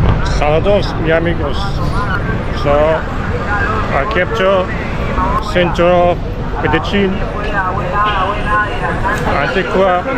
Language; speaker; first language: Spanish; non-native, learner; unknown